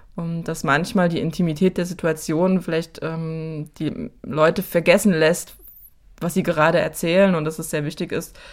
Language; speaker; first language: German; native; German